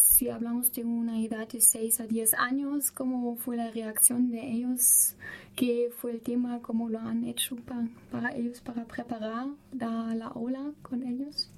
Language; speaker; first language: Spanish; non-native, fluent; German